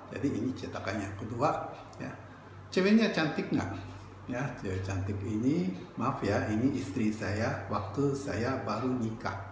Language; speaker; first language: Indonesian; non-native, fluent; Japanese